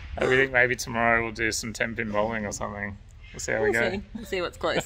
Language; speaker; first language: English; native; English